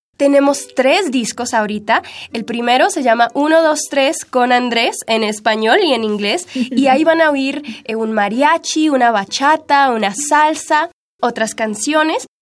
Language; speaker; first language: Spanish; early bilingual, heritage; Spanish